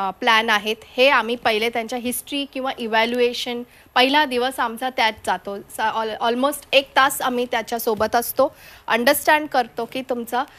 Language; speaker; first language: Marathi; non-native, local second language; Konkani